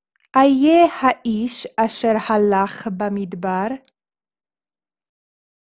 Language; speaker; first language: Hebrew; non-native, fluent; English